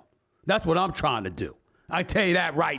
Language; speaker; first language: English; native; English